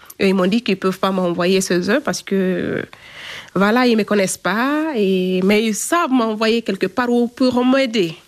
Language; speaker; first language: French; non-native, local second language; Fula